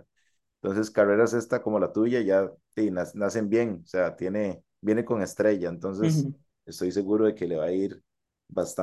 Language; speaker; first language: Spanish; native; Spanish